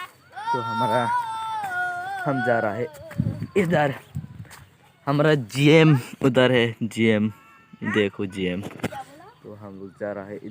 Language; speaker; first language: Hindi; non-native, local second language; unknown